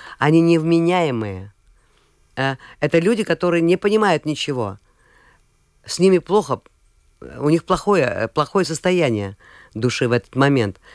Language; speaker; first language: Russian; non-native, local second language; Latvian